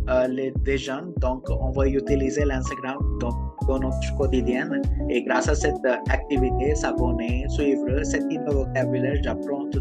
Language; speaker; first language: French; non-native, local second language; Hindi